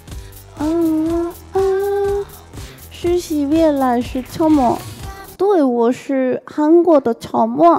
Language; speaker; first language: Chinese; non-native, learner; Korean